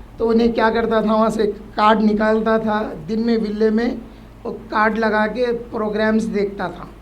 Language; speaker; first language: Urdu; native; Urdu